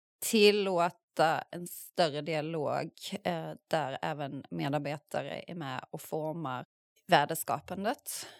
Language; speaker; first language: Swedish; native; Swedish